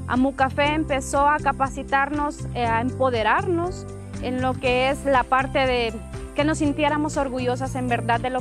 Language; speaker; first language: Spanish; native; Spanish